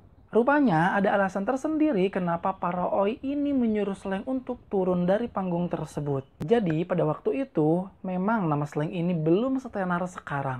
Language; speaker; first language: Indonesian; native; Indonesian